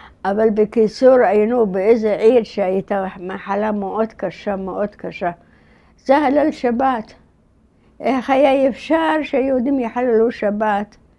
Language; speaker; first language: Hebrew; early bilingual, other home language; Arabic